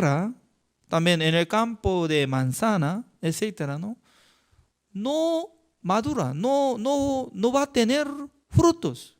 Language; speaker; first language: Spanish; non-native, fluent; Korean